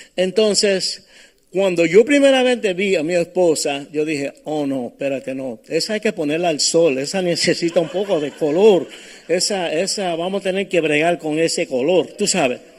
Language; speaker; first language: Spanish; early bilingual, heritage; Spanish